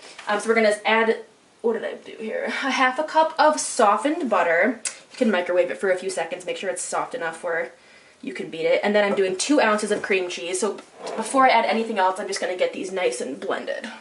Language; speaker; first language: English; native; English